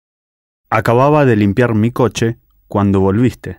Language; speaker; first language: Spanish; non-native, learner; English